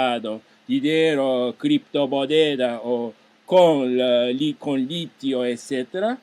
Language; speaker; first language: Spanish; non-native, fluent; Japanese